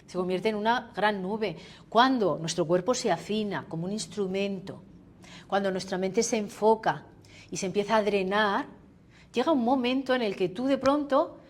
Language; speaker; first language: Spanish; native; Spanish